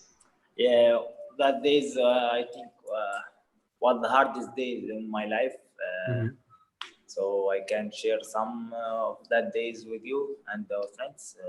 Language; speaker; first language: English; non-native, fluent; Arabic